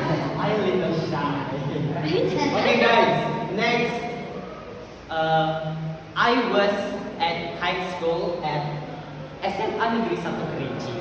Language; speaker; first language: English; non-native, learner; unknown